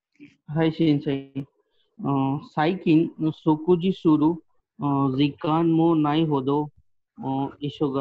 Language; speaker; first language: Japanese; non-native, learner; Hindi